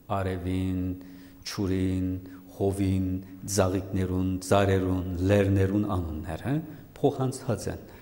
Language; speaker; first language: Armenian; native; Armenian